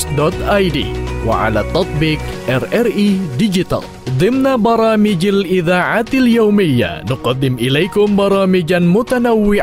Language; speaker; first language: Arabic; non-native, fluent; Indonesian